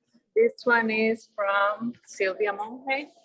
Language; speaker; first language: English; non-native, fluent; Spanish